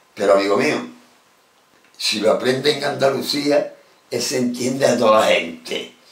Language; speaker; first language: Spanish; native; Spanish